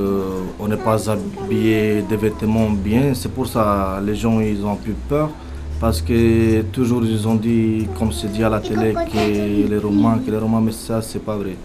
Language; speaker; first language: French; non-native, learner; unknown